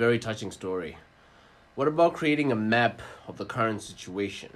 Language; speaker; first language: English; non-native, local second language; Nyanja